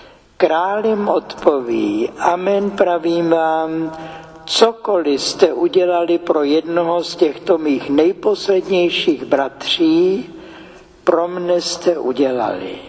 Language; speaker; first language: Czech; native; Czech